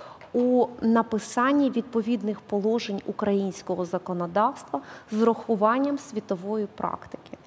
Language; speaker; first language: Ukrainian; native; Ukrainian